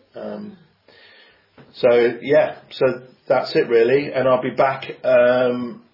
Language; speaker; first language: English; native; English